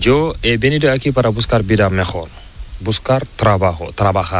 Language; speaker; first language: Spanish; non-native, learner; Fula